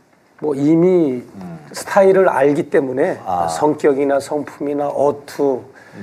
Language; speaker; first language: Korean; native; Korean